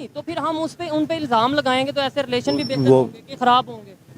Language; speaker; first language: Urdu; native; Urdu